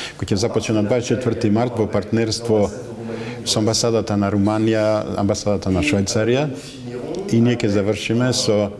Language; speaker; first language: Macedonian; non-native, fluent; French